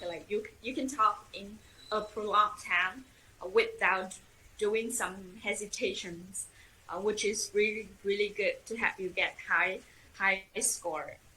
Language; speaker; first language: English; non-native, fluent; Vietnamese